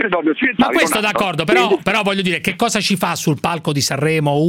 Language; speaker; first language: Italian; native; Italian